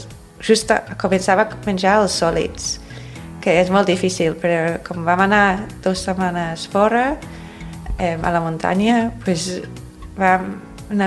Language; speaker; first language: Catalan; non-native, fluent; English